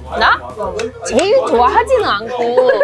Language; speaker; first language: Korean; non-native, fluent; Japanese